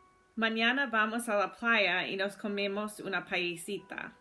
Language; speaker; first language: Spanish; non-native, fluent; English